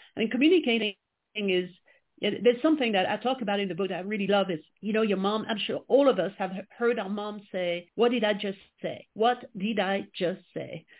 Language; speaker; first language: English; non-native, fluent; French